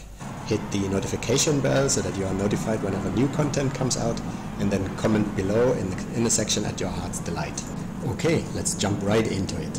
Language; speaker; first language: English; non-native, fluent; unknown